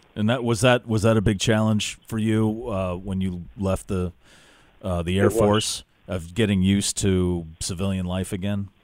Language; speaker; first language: English; native; English